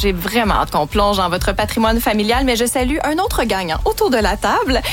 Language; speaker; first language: French; native; French